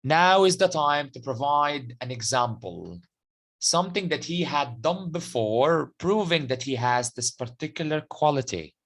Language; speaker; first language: English; non-native, fluent; Arabic